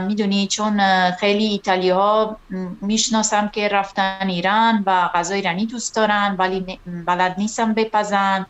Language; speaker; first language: Persian; non-native, fluent; Italian